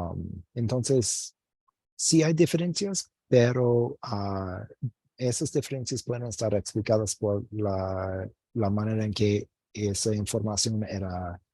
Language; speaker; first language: Spanish; non-native, fluent; English